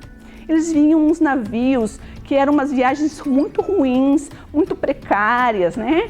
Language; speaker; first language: Portuguese; native; Portuguese